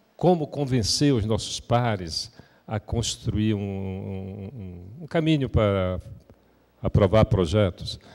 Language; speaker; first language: Portuguese; native; Portuguese